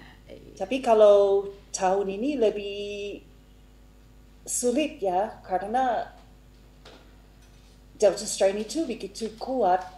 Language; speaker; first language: Indonesian; non-native, fluent; English